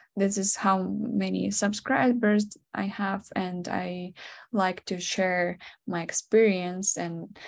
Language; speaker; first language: English; non-native, fluent; Ukrainian